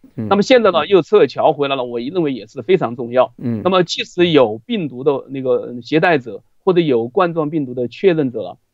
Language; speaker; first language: Chinese; native; Chinese